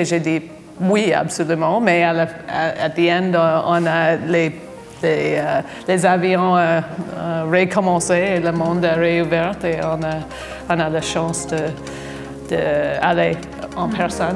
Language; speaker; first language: French; non-native, fluent; English